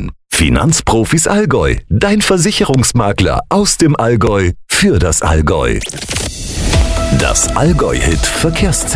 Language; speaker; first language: German; native; German